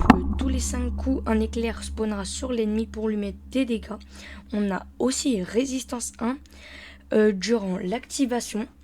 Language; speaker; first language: French; native; French